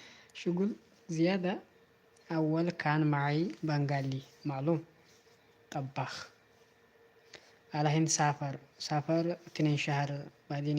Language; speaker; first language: Arabic; non-native, learner; Amharic